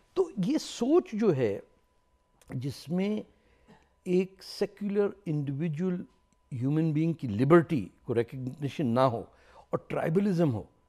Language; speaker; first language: Urdu; native; Urdu